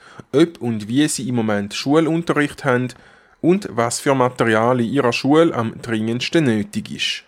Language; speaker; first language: German; native; German